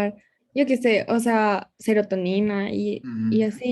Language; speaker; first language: Spanish; native; Spanish